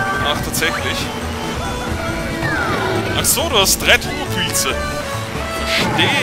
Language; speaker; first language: German; native; German